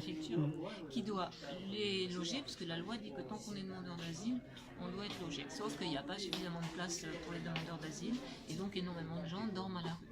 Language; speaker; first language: French; native; French